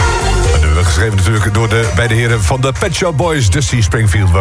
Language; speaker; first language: Dutch; native; Dutch